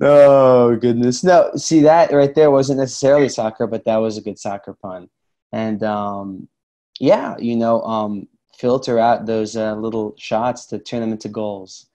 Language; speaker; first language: English; early bilingual, other home language; Arabic